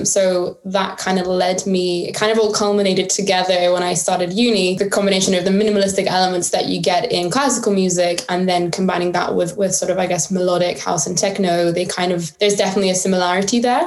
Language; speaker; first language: English; native; English